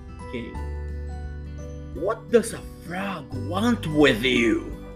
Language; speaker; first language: English; non-native, fluent; Portuguese